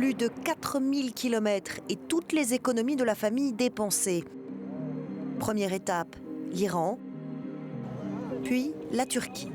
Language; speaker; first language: French; native; French